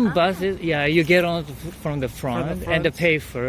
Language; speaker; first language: English; non-native, learner; Japanese